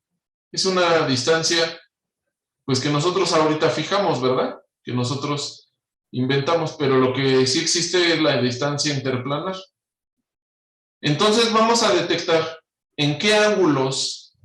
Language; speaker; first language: Spanish; native; Spanish